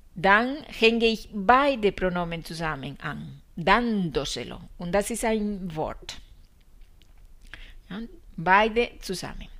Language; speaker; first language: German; non-native, fluent; Spanish